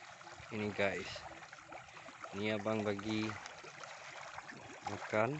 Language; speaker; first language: Indonesian; non-native, fluent; Bangla